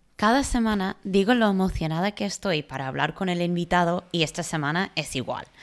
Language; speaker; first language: Spanish; non-native, fluent; English